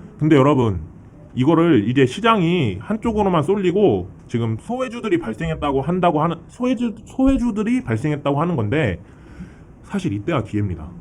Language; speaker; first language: Korean; early bilingual, heritage; Korean